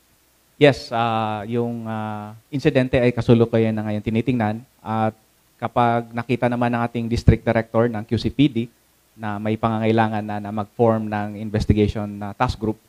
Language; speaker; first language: Filipino; native; Filipino